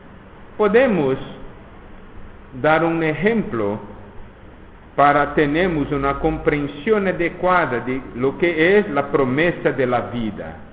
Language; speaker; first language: Spanish; non-native, fluent; Portuguese